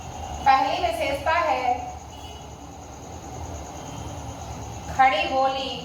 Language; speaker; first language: Hindi; native; Hindi